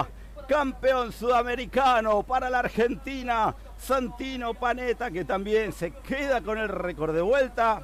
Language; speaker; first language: Spanish; native; Spanish